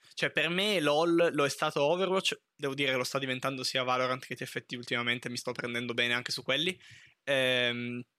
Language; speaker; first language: Italian; native; Italian